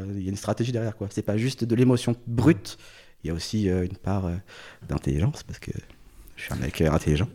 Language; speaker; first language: French; early bilingual, other home language; Portuguese